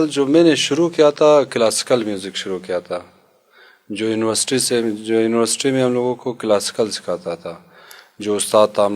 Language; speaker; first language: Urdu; non-native, local second language; Hazaragi